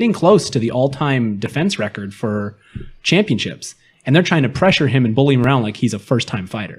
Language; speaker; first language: English; native; English